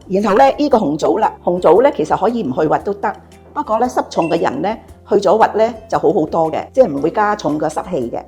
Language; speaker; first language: Cantonese; native; Cantonese